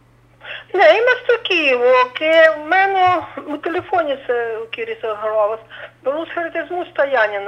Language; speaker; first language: Greek; non-native, fluent; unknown